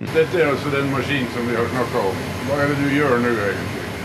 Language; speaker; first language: Norwegian; native; Norwegian